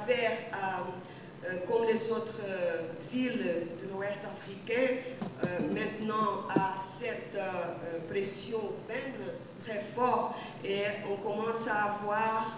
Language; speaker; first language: French; non-native, fluent; Portuguese